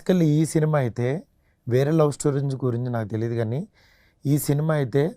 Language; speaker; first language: Telugu; native; Telugu